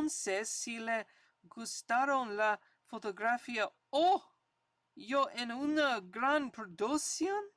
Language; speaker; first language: Spanish; non-native, learner; English